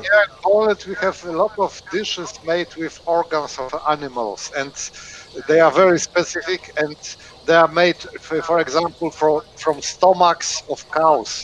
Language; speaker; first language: English; non-native, fluent; Polish